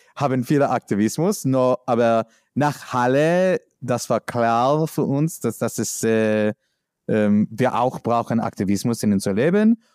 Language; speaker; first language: German; non-native, learner; English